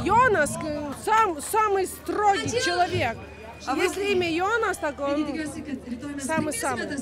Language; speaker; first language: Russian; non-native, fluent; Lithuanian